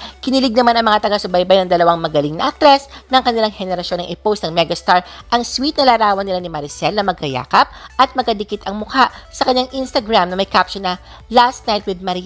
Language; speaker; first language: Filipino; native; Filipino